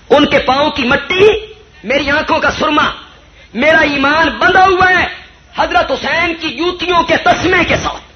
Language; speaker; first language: Urdu; non-native, local second language; Punjabi